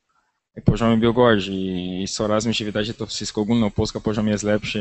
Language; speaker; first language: Polish; non-native, learner; Portuguese